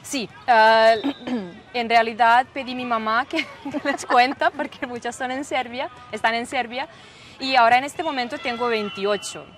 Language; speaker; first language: Spanish; non-native, fluent; Serbian